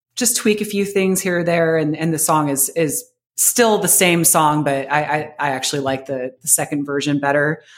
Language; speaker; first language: English; native; English